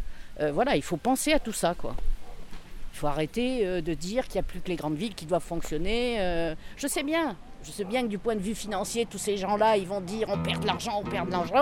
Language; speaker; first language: French; native; French